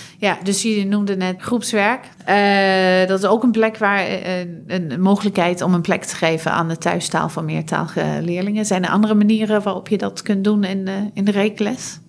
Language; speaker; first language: Dutch; non-native, fluent; English